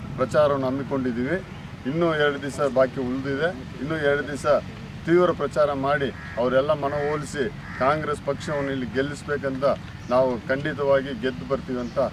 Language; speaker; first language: Kannada; non-native, local second language; Tamil